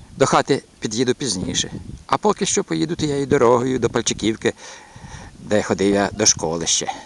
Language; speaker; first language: Ukrainian; native; Ukrainian